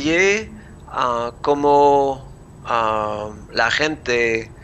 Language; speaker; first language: Spanish; non-native, learner; English